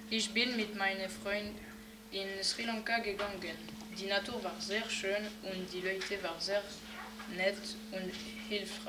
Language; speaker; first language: German; non-native, learner; French